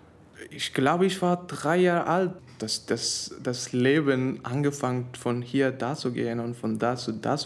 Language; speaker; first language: German; non-native, fluent; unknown